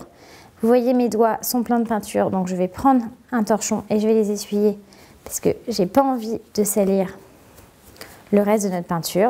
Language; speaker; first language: French; native; French